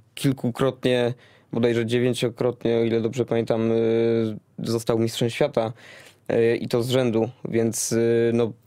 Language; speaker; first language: Polish; native; Polish